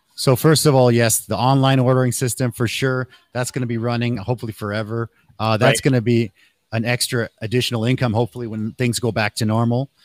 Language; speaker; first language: English; native; English